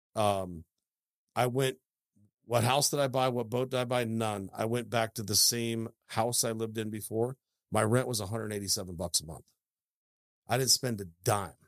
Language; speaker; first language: English; native; English